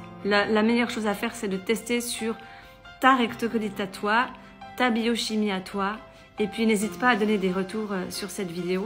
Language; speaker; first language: French; native; French